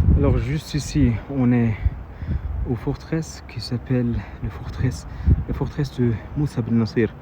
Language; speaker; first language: French; non-native, fluent; Arabic